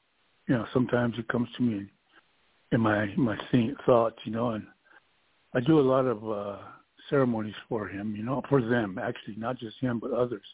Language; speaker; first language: English; early bilingual, other home language; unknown